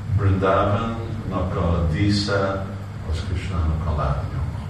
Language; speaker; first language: Hungarian; non-native, learner; Russian